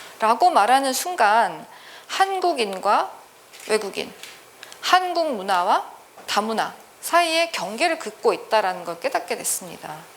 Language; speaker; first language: Korean; native; Korean